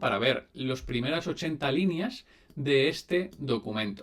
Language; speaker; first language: Spanish; native; Spanish